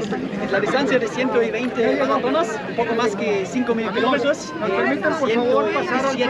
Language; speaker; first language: Spanish; non-native, fluent; German